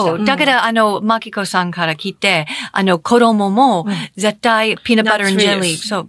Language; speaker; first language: Japanese; non-native, fluent; English